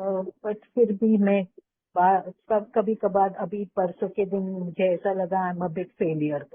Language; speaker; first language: Hindi; non-native, local second language; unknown